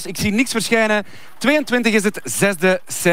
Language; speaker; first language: Dutch; native; Dutch